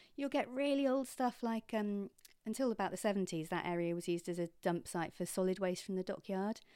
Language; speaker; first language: English; native; English